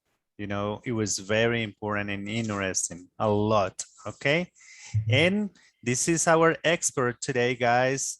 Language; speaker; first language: English; non-native, learner; Spanish